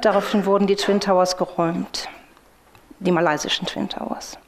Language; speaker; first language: German; native; German